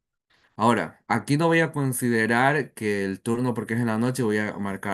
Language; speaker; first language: Spanish; native; Spanish